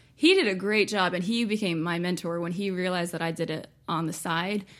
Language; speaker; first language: English; native; English